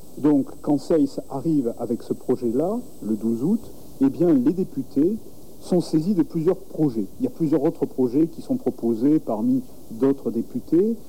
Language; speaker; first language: French; native; French